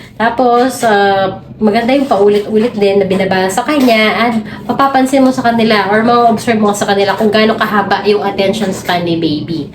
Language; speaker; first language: Filipino; non-native, local second language; Cebuano